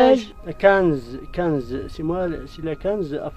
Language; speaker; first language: French; non-native, learner; Berber languages